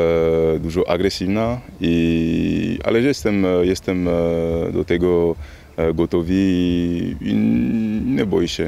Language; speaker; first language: Polish; non-native, learner; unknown